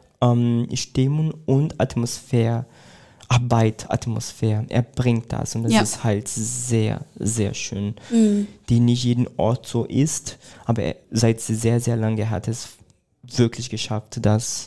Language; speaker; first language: German; non-native, fluent; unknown